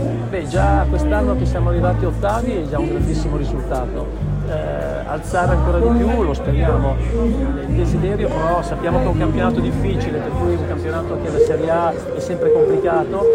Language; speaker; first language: Italian; native; Italian